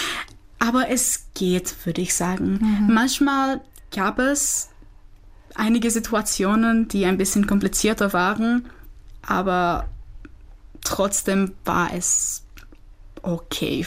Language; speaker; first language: German; non-native, fluent; Czech